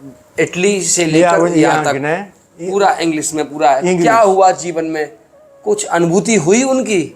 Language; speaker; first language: Hindi; native; Hindi